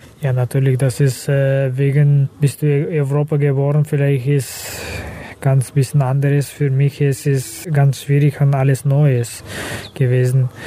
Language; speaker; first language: German; non-native, learner; Kazakh